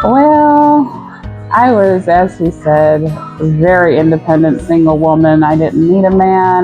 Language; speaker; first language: English; native; English